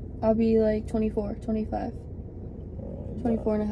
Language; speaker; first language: English; native; English